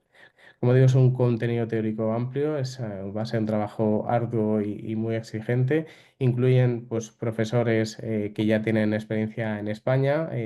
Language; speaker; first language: Spanish; native; Spanish